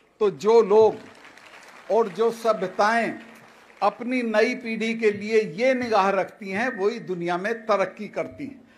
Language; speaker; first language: Hindi; native; Hindi